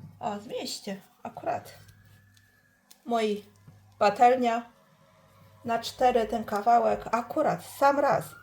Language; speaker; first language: Polish; non-native, learner; Chinese